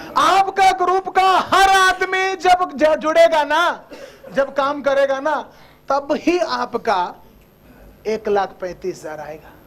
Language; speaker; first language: Hindi; non-native, local second language; Telugu